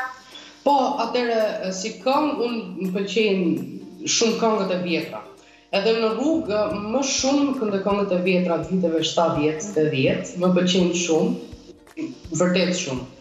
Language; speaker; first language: Albanian; early bilingual, heritage; Albanian